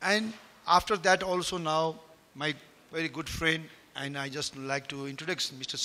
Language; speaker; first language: English; non-native, local second language; Nepali